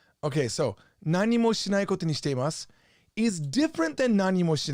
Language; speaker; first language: Japanese; non-native, fluent; English